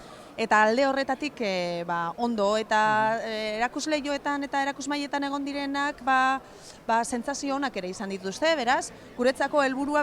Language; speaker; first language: Basque; native; Basque